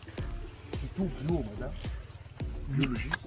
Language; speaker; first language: French; non-native, local second language; Arabic